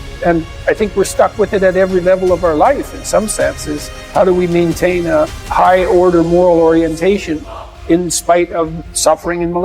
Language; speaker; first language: English; native; English